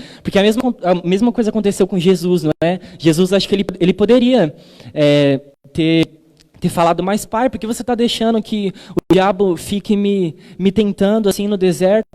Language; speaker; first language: Portuguese; native; Portuguese